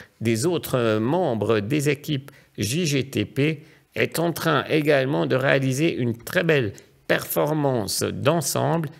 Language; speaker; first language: French; native; French